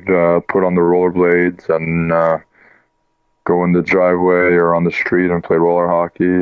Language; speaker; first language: English; native; English